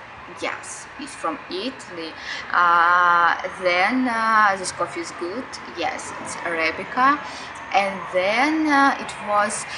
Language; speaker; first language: English; non-native, learner; Russian